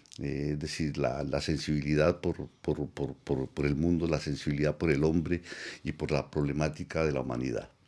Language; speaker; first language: Spanish; native; Spanish